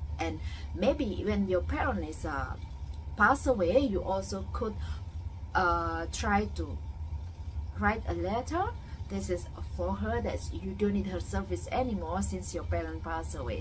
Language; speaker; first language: English; non-native, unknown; Indonesian